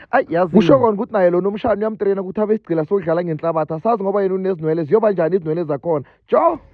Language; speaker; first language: Zulu; native; Zulu